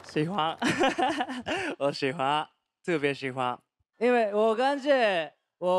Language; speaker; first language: Chinese; non-native, learner; Thai